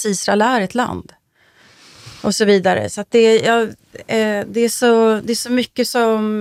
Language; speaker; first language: Swedish; native; Swedish